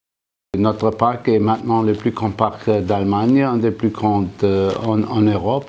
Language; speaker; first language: French; non-native, fluent; German